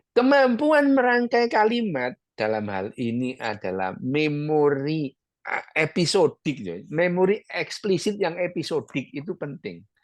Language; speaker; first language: Indonesian; non-native, local second language; Arabic